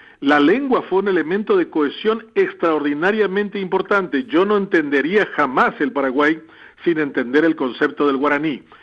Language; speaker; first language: Spanish; non-native, local second language; Guarani